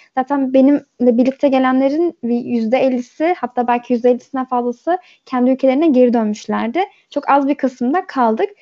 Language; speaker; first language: Turkish; early bilingual, heritage; Turkish